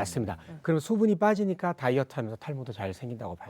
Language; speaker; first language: Korean; native; Korean